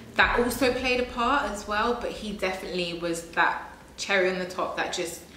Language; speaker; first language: English; native; English